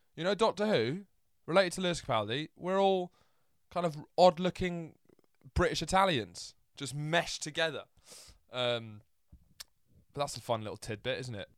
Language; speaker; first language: English; early bilingual, other home language; Italian